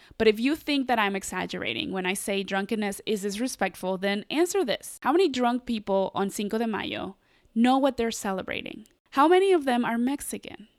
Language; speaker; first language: English; early bilingual, other home language; Spanish